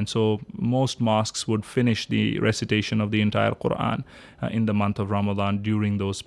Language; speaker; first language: English; non-native, local second language; Urdu